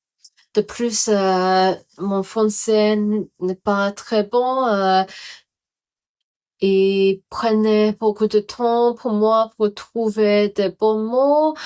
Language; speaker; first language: French; non-native, learner; Cantonese